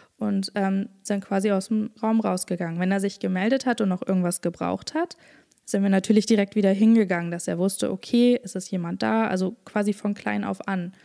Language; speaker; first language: German; native; German